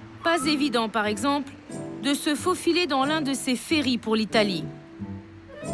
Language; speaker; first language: French; native; French